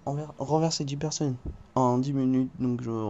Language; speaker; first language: French; native; French